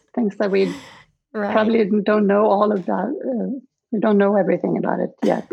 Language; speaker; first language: English; non-native, fluent; Swedish